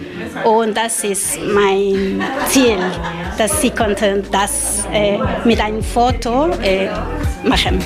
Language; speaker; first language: German; non-native, learner; Spanish